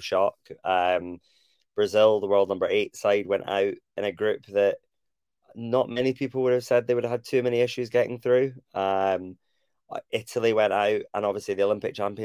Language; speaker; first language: English; native; English